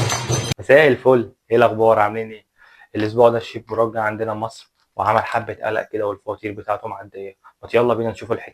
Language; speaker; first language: Arabic; native; Arabic